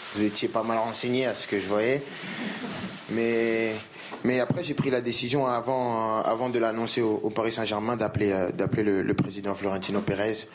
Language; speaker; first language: French; native; French